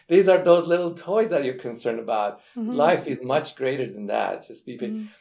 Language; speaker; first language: English; non-native, fluent; Persian